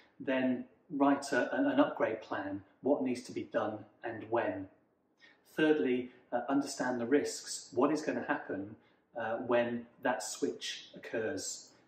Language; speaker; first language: English; native; English